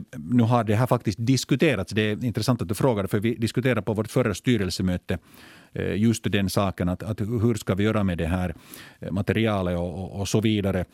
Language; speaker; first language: Swedish; native; Swedish